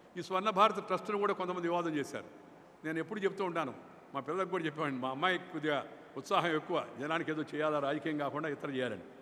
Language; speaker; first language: Telugu; native; Telugu